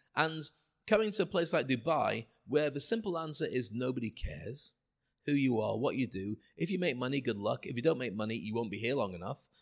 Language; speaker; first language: English; native; English